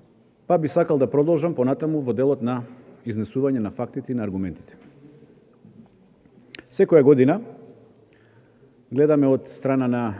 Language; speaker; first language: Macedonian; native; Macedonian